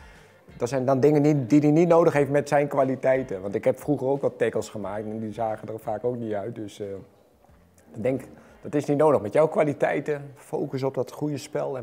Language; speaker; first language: Dutch; native; Dutch